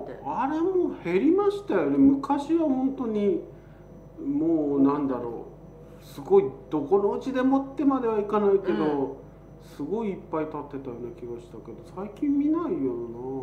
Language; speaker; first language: Japanese; native; Japanese